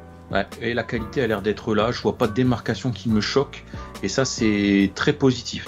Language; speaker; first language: French; native; French